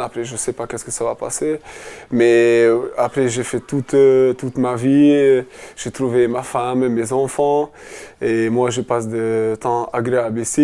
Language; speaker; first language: French; non-native, fluent; Hungarian